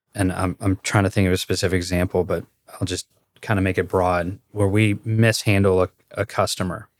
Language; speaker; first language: English; native; English